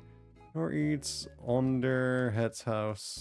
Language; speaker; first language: Dutch; non-native, learner; English